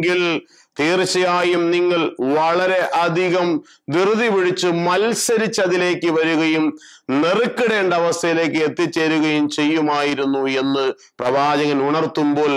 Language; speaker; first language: Malayalam; native; Malayalam